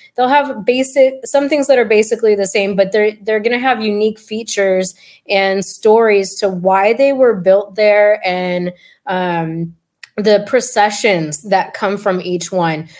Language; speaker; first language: English; native; English